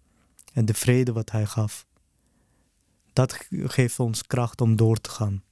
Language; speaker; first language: Dutch; early bilingual, other home language; Urdu